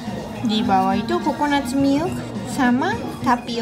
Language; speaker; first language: Indonesian; non-native, learner; Japanese